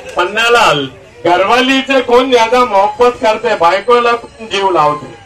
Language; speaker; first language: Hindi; non-native, local second language; Marathi